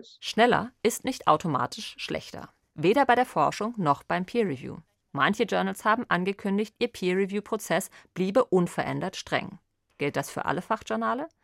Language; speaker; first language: German; native; German